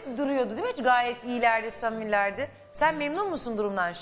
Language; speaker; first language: Turkish; native; Turkish